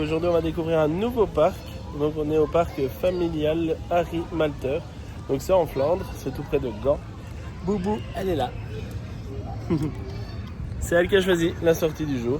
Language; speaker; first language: French; native; French